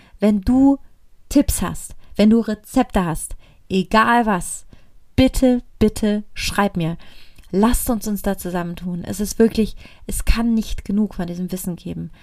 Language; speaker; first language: German; native; German